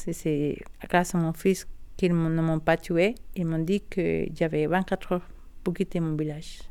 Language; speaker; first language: French; non-native, learner; Spanish